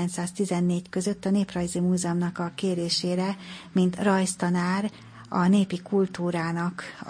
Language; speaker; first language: Hungarian; native; Hungarian